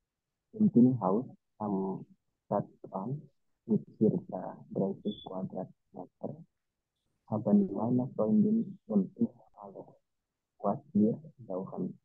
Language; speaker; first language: German; non-native, learner; Indonesian